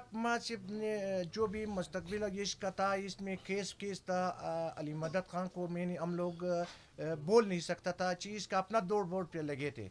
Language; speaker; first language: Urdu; non-native, local second language; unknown